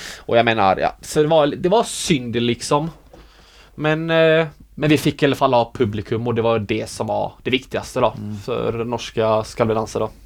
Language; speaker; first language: Swedish; native; Swedish